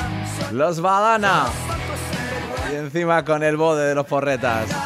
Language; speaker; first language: Spanish; native; Spanish